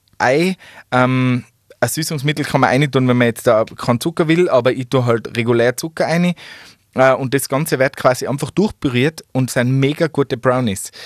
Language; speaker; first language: German; native; German